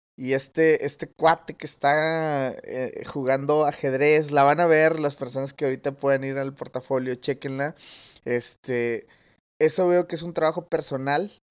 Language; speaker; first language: Spanish; native; Spanish